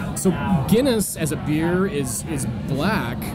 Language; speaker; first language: English; native; English